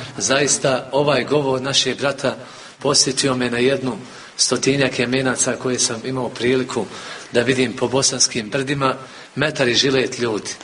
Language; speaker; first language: Bosnian; native; Bosnian